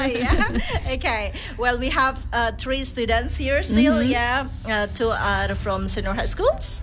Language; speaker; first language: English; non-native, fluent; Indonesian